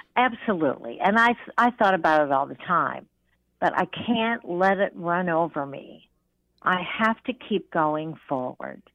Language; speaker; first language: English; native; English